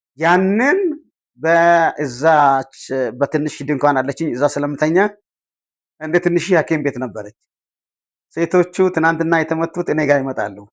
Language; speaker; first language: Amharic; non-native, local second language; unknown